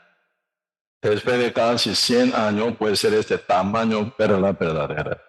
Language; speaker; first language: Spanish; non-native, learner; Korean